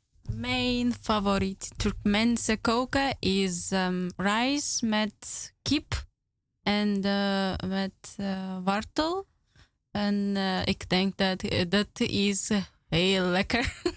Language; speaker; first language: Dutch; non-native, learner; Turkmen